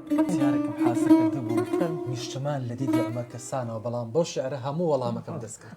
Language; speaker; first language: Central Kurdish; native; Central Kurdish